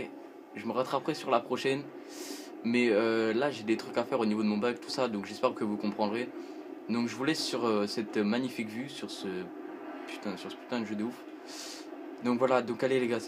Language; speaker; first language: French; native; French